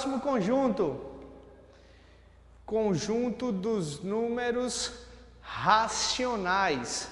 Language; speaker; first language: Portuguese; native; Portuguese